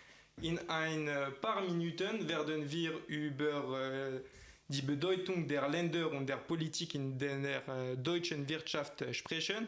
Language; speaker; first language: German; non-native, fluent; French